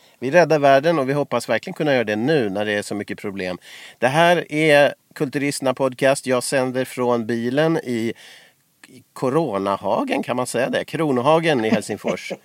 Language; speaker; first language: Swedish; native; Swedish